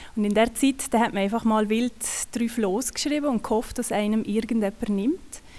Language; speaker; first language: German; native; German